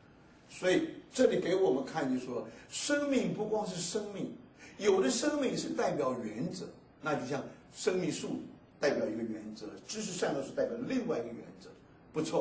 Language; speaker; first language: Chinese; native; Chinese